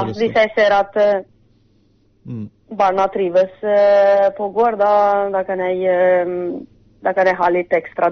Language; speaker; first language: Norwegian; non-native, fluent; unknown